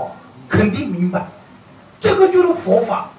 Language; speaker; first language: Chinese; non-native, fluent; Tibetan